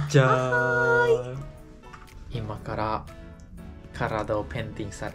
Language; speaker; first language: Japanese; non-native, learner; Indonesian